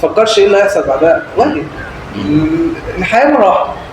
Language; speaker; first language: Arabic; native; Arabic